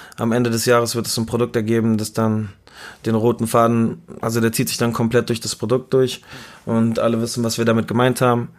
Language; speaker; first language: German; early bilingual, other home language; Spanish